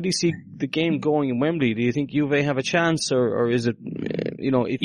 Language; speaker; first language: English; native; English